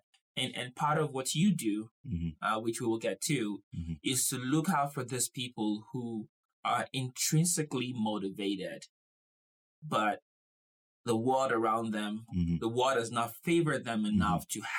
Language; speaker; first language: English; non-native, local second language; Yoruba